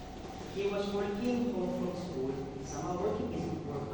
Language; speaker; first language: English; non-native, learner; Indonesian